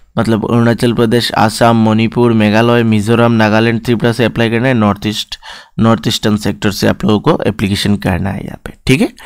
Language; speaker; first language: Hindi; non-native, local second language; Bangla